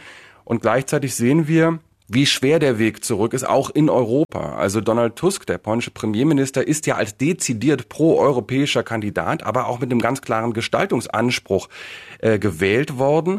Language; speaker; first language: German; native; German